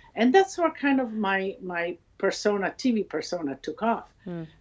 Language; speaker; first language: English; non-native, fluent; Italian